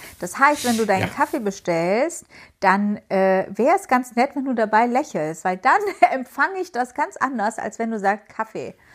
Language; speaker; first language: German; native; German